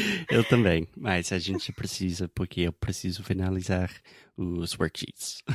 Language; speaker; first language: Portuguese; non-native, fluent; English